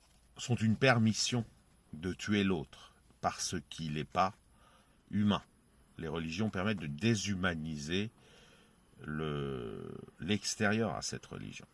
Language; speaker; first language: French; native; French